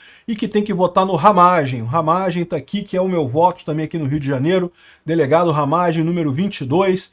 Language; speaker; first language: Portuguese; native; Portuguese